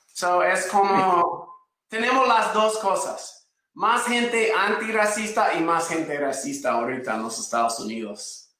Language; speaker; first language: Spanish; non-native, fluent; English